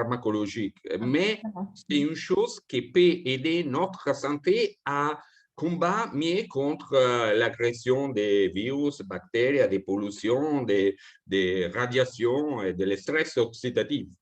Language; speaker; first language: French; non-native, fluent; Italian